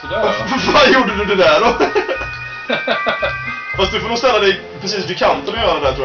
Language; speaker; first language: Swedish; native; Swedish